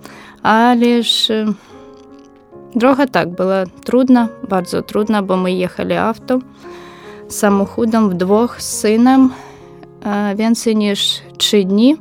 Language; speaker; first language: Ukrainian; non-native, local second language; Russian